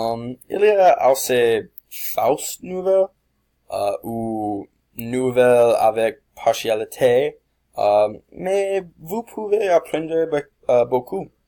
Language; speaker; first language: French; non-native, learner; English